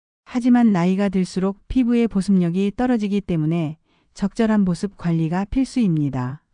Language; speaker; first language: Korean; native; Korean